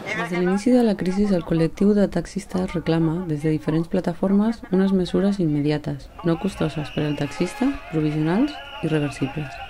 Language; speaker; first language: Catalan; native; Catalan